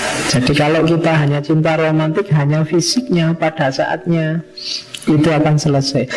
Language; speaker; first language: Indonesian; non-native, local second language; Javanese